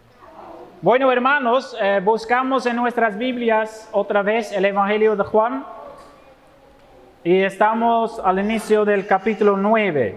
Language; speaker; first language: Spanish; non-native, fluent; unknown